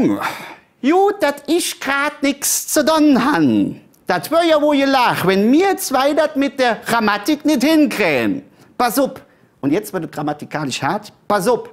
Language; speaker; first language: German; native; German